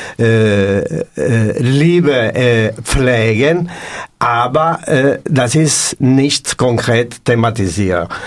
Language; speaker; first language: German; non-native, learner; Italian